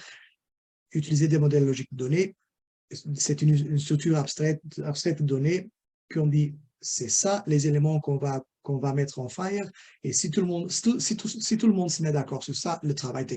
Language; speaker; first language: French; non-native, fluent; Portuguese